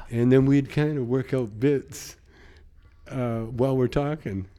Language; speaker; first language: English; native; English